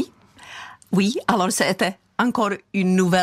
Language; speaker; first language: French; non-native, fluent; Czech